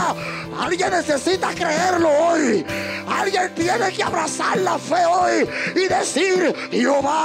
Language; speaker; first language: Spanish; native; Spanish